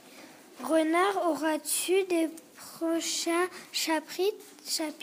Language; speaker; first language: French; native; French